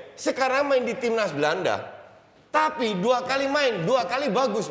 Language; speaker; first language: Indonesian; native; Indonesian